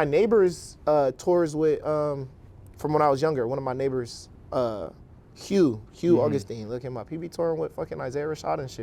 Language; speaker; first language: English; native; English